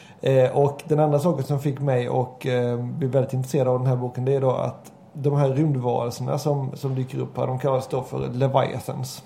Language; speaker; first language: Swedish; native; Swedish